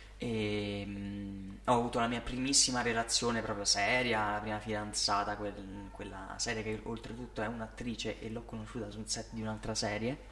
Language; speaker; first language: Italian; native; Italian